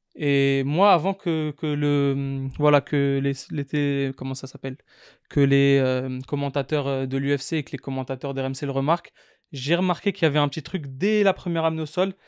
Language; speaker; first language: French; native; French